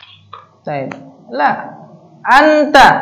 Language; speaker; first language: Arabic; non-native, fluent; Indonesian